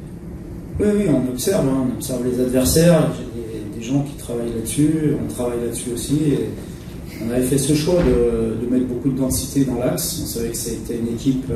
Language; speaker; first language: French; native; French